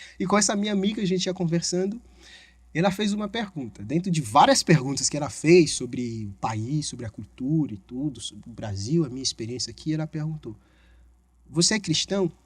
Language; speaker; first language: Portuguese; non-native, fluent; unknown